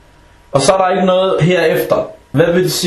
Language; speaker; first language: Danish; non-native, fluent; Arabic